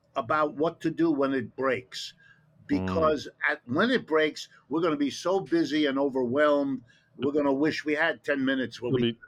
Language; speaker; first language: English; early bilingual, other home language; German